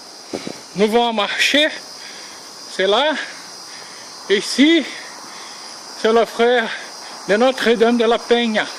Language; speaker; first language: French; non-native, learner; Portuguese